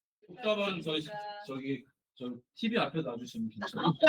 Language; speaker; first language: Korean; native; Korean